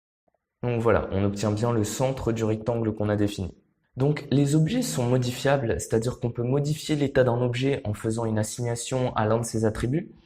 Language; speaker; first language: French; native; French